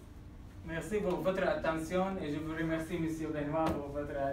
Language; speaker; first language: French; non-native, learner; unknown